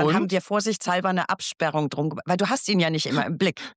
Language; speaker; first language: German; native; German